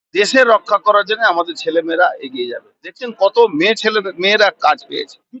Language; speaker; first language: Bangla; non-native, local second language; Hindi